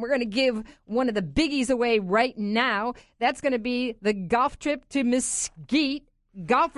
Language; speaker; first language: English; native; English